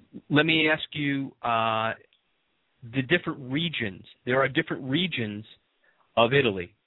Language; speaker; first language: English; native; English